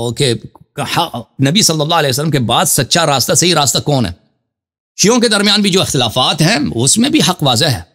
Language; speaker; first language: Urdu; non-native, fluent; Persian